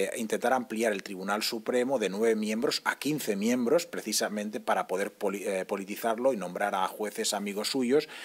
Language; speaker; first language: Spanish; non-native, local second language; Catalan